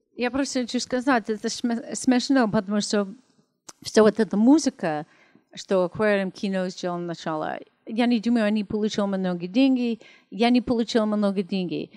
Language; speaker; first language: Russian; non-native, learner; English